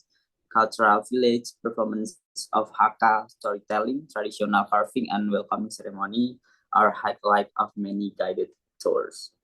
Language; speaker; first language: English; non-native, learner; Indonesian